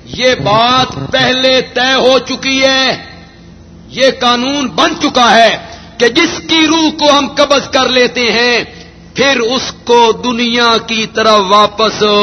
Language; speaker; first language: Urdu; non-native, local second language; Punjabi